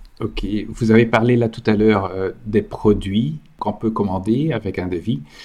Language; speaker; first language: French; native; French